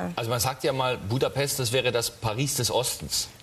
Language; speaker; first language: German; native; German